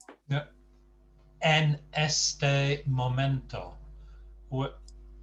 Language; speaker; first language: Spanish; non-native, fluent; English